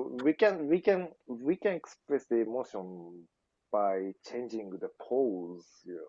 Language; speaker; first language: English; non-native, learner; Japanese